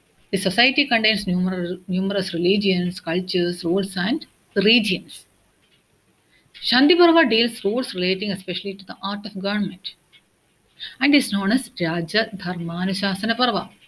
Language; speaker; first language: English; non-native, local second language; Malayalam